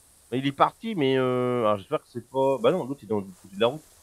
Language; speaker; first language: French; native; French